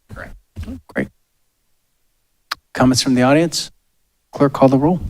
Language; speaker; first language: English; native; English